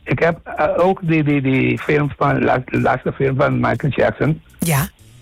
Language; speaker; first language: Dutch; non-native, local second language; Papiamento